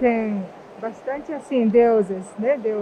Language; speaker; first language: Portuguese; non-native, fluent; Japanese